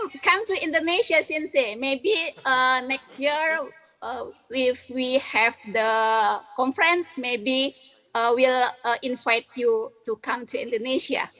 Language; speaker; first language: English; non-native, learner; Indonesian